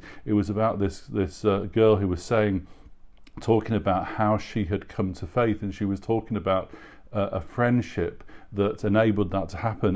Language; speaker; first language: English; native; English